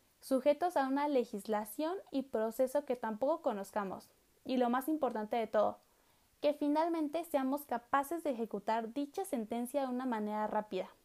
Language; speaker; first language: Spanish; native; Spanish